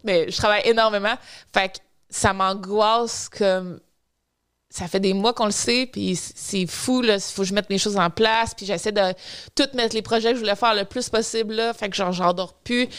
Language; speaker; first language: French; native; French